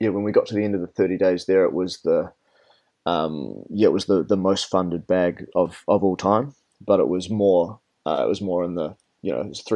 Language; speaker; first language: English; native; English